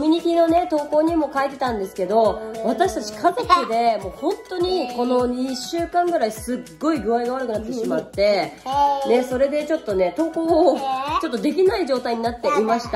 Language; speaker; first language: Japanese; native; Japanese